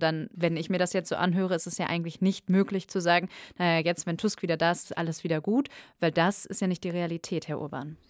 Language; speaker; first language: German; native; German